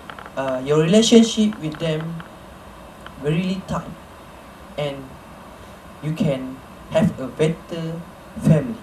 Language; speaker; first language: English; non-native, local second language; Malay